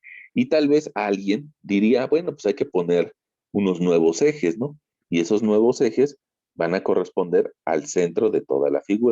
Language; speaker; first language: Spanish; native; Spanish